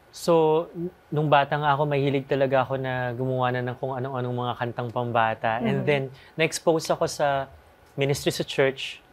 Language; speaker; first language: Filipino; native; Filipino